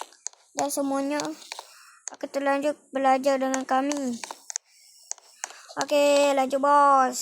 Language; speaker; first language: Malay; native; Malay